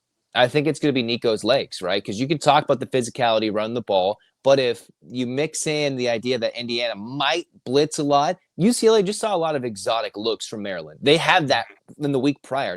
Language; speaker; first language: English; native; English